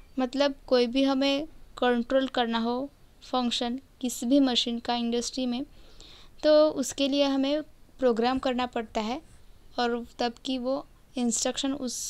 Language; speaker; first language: Hindi; non-native, local second language; Marathi